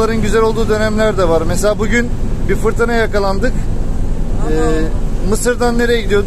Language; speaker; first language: Turkish; native; Turkish